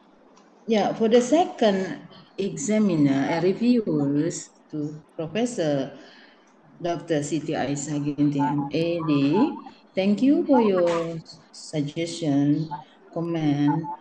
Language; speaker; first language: English; non-native, learner; Indonesian